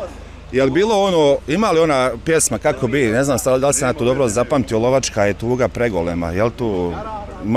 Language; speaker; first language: Croatian; native; Croatian